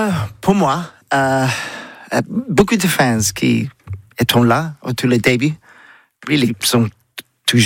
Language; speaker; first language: French; non-native, learner; English